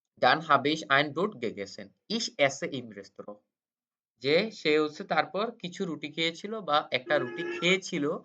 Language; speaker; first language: Bangla; native; Bangla